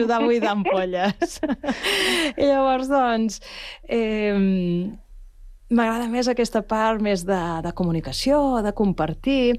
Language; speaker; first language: Catalan; native; Catalan